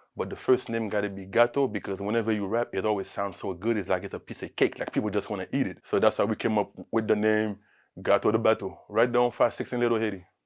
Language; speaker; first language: English; early bilingual, other home language; Haitian Creole